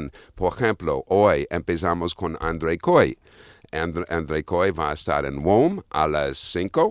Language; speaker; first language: Spanish; non-native, fluent; English